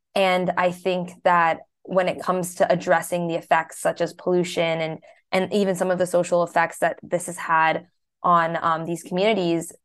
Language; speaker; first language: English; early bilingual, other home language; Hindi